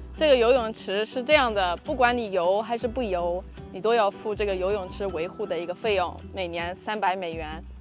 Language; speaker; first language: Chinese; non-native, fluent; English